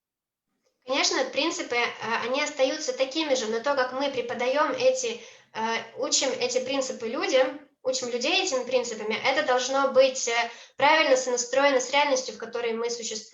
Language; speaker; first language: Russian; native; Russian